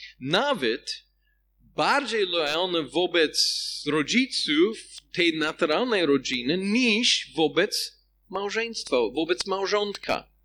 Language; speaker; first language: Polish; non-native, fluent; English